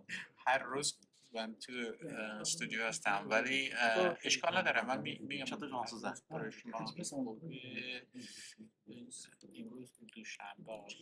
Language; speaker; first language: Persian; non-native, learner; Kurdish